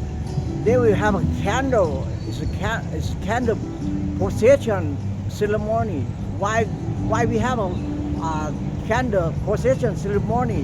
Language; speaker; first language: English; non-native, learner; Thai